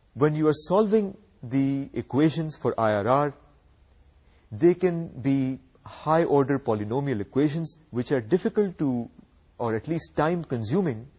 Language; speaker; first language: English; non-native, local second language; Urdu